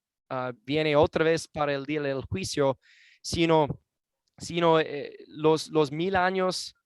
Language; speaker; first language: Spanish; non-native, fluent; English